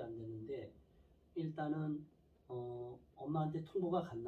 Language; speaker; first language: Korean; native; Korean